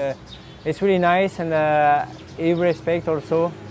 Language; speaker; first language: English; non-native, learner; French